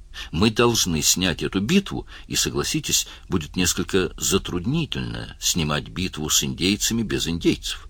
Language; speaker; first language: Russian; native; Russian